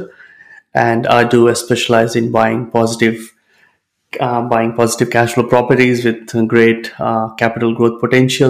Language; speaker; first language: English; non-native, local second language; Hindi